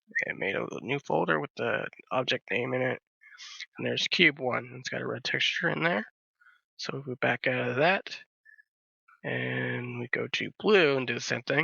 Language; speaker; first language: English; native; English